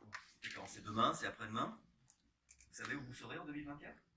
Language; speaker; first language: French; native; French